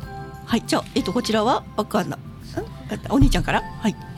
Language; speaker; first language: Japanese; native; Japanese